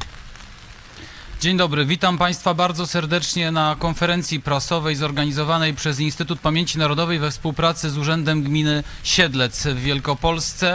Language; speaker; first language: Polish; native; Polish